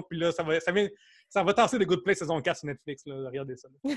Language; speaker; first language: French; native; French